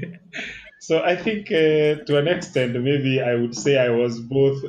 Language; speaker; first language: English; non-native, local second language; Kikuyu